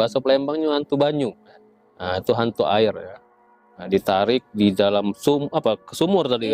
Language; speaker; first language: Indonesian; native; Indonesian